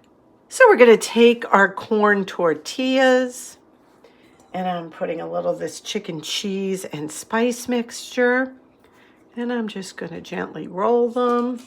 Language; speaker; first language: English; native; English